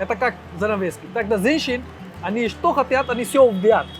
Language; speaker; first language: Russian; non-native, learner; Hindi